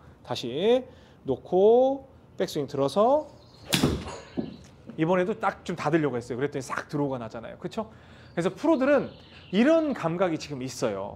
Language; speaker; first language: Korean; native; Korean